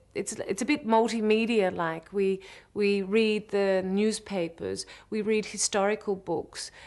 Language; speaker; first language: English; native; English